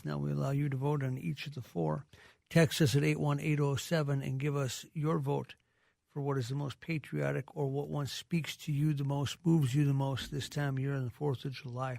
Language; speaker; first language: English; native; English